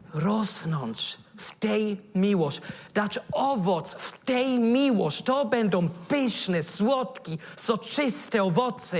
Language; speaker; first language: Polish; non-native, learner; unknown